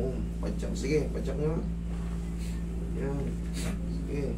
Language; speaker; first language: Filipino; native; Filipino